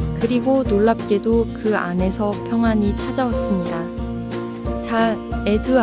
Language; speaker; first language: Korean; non-native, fluent; Vietnamese